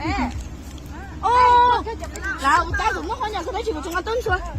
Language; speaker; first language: Chinese; non-native, learner; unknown